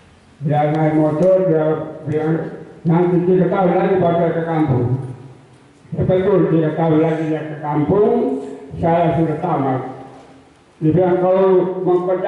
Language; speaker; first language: Indonesian; non-native, local second language; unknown